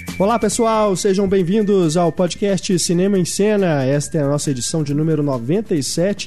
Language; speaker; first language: Portuguese; native; Portuguese